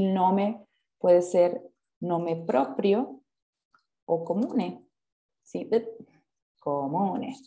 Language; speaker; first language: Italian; non-native, fluent; Spanish